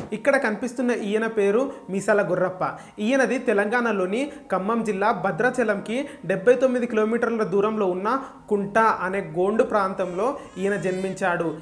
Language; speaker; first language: Telugu; native; Telugu